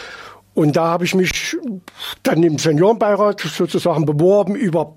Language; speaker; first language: German; native; German